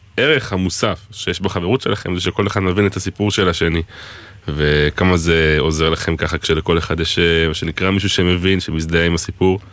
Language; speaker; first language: Hebrew; native; Hebrew